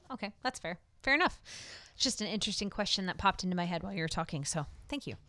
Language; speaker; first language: English; native; English